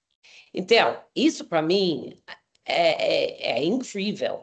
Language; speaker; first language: Portuguese; non-native, fluent; English